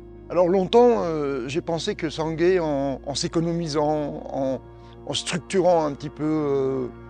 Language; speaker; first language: French; native; French